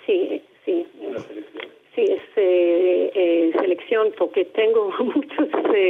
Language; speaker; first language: Spanish; non-native, learner; Hebrew